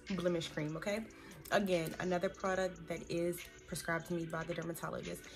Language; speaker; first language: English; native; English